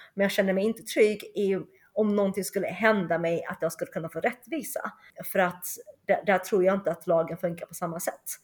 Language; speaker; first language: Swedish; early bilingual, other home language; Chinese